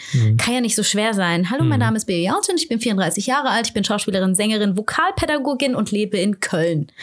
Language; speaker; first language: German; native; German